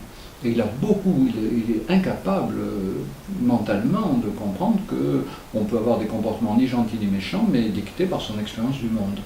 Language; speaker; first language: French; native; French